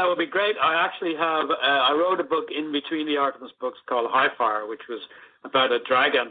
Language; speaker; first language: English; native; English